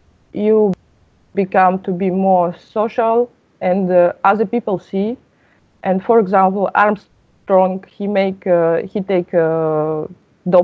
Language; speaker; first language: English; non-native, learner; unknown